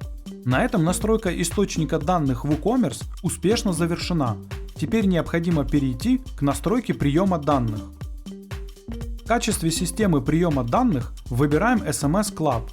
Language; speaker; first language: Russian; native; Russian